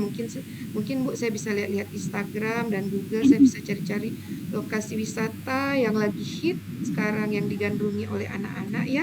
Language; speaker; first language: Indonesian; native; Indonesian